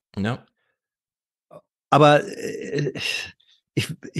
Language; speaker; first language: German; native; German